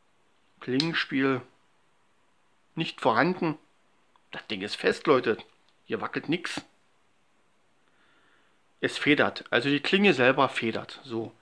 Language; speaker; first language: German; native; German